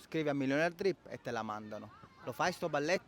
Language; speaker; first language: Italian; native; Italian